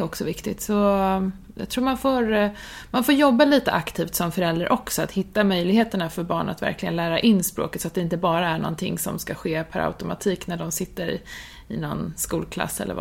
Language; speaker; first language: Swedish; native; Swedish